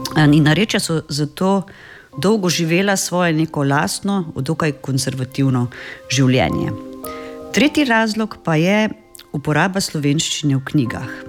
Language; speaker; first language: Slovenian; native; Slovenian